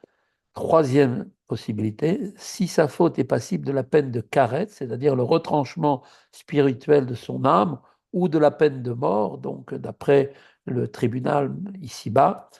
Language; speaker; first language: French; native; French